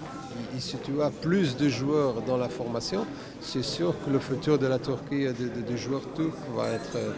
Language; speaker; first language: French; non-native, fluent; Portuguese